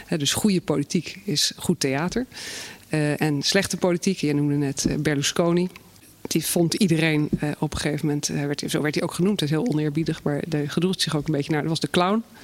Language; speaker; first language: Dutch; native; Dutch